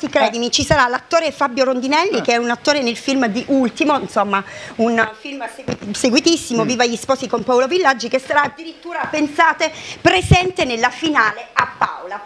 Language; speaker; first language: Italian; native; Italian